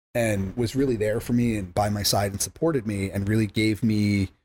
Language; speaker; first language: English; native; English